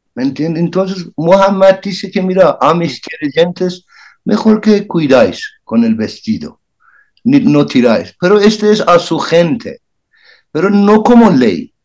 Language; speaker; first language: Spanish; non-native, learner; Persian